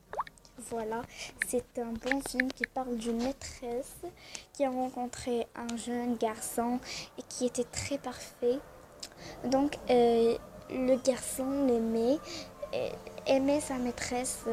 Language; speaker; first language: French; non-native, learner; Arabic